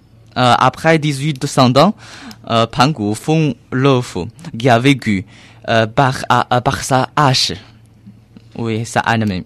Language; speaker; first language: French; non-native, learner; Chinese